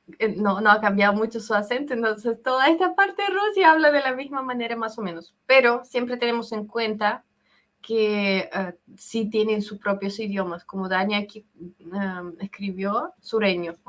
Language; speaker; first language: Spanish; non-native, fluent; Russian